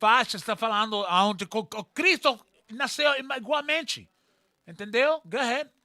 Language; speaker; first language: Portuguese; non-native, learner; Spanish